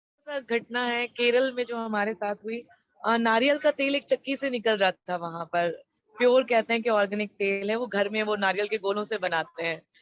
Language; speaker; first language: Hindi; native; Hindi